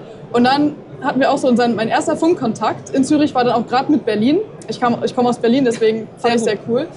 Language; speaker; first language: German; native; German